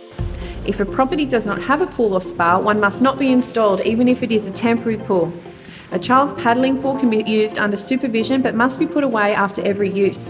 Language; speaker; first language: English; native; English